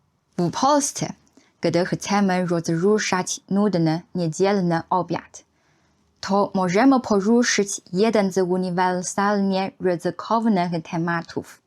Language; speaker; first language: Polish; non-native, fluent; Chinese